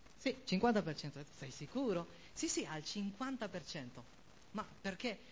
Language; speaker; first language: Italian; non-native, fluent; Spanish